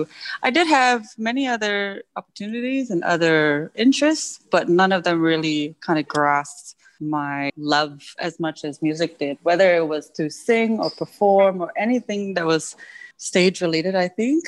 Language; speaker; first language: English; native; English